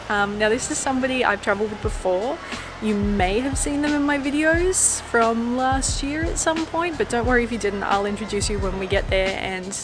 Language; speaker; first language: English; native; English